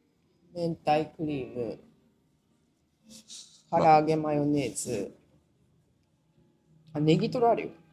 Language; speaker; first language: Japanese; native; Japanese